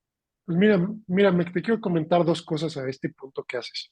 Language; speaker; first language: Spanish; native; Spanish